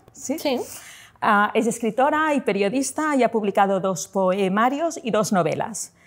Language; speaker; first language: Spanish; non-native, local second language; Catalan